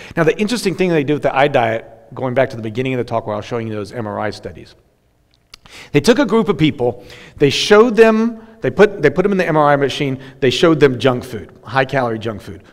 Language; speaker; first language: English; native; English